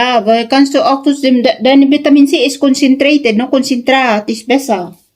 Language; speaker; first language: German; non-native, learner; Filipino